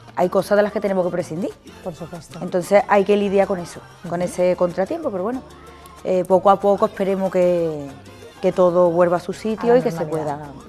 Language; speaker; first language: Spanish; native; Spanish